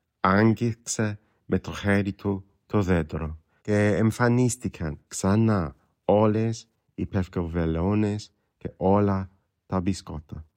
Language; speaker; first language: Greek; non-native, fluent; English